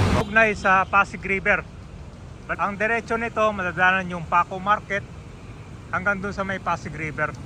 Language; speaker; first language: Filipino; native; Filipino